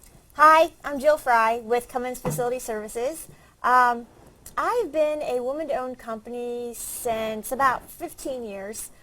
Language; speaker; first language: English; native; English